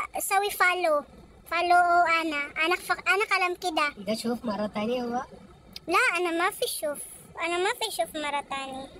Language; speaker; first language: Arabic; non-native, learner; Filipino